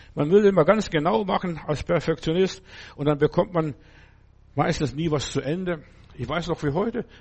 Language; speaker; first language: German; non-native, fluent; Lithuanian